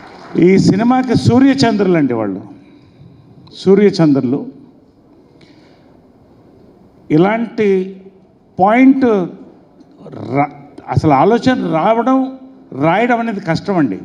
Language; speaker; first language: Telugu; native; Telugu